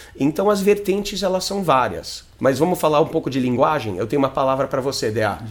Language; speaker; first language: Portuguese; non-native, fluent; English